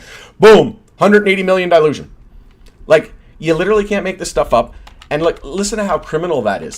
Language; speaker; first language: English; native; English